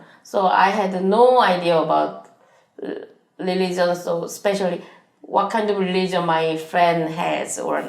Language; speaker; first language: English; non-native, learner; Korean